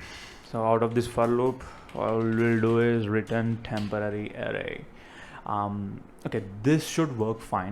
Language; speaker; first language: English; non-native, local second language; Telugu